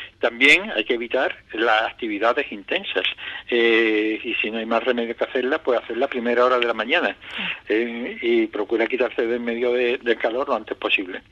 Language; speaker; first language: Spanish; native; Spanish